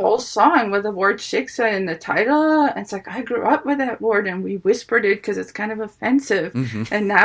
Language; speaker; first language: English; early bilingual, other home language; Ukrainian